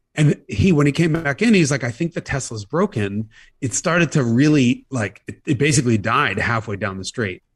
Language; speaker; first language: English; native; English